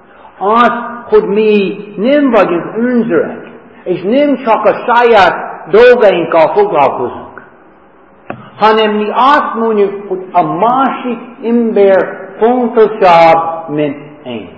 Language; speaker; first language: Hungarian; non-native, fluent; English